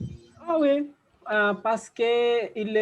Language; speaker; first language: French; non-native, learner; Portuguese